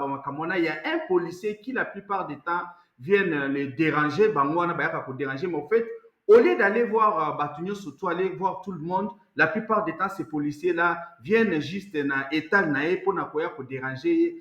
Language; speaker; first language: French; non-native, local second language; Lingala